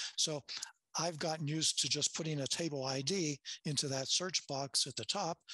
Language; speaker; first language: English; native; English